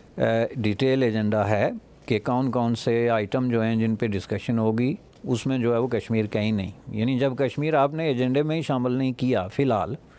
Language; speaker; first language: Urdu; non-native, local second language; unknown